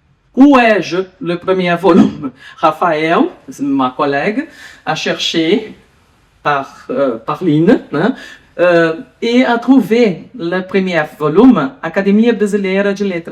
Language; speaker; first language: French; non-native, learner; Portuguese